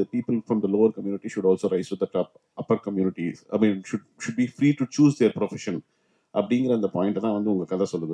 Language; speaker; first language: Tamil; native; Tamil